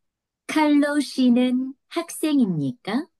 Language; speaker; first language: Korean; non-native, learner; Nepali